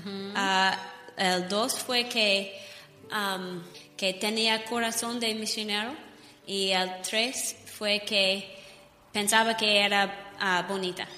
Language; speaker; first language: Spanish; non-native, fluent; English